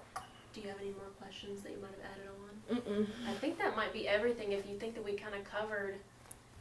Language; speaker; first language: English; native; English